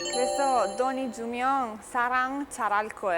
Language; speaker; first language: Korean; non-native, fluent; Russian